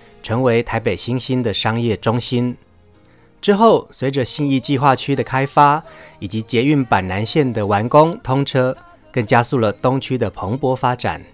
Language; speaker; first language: Chinese; native; Chinese